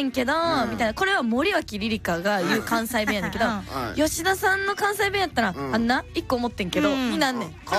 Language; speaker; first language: Japanese; native; Japanese